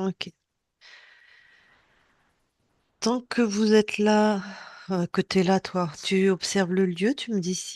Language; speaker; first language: French; native; French